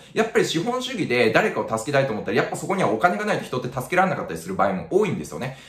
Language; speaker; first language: Japanese; native; Japanese